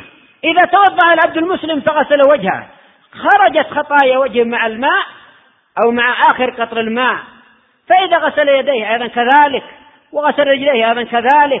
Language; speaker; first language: Arabic; native; Arabic